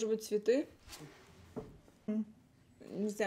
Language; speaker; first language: Russian; early bilingual, heritage; Russian